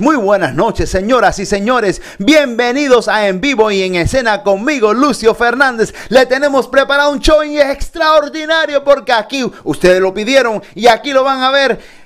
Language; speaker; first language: Spanish; early bilingual, heritage; Spanish